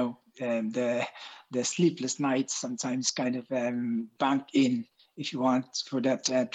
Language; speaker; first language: English; non-native, local second language; Hiligaynon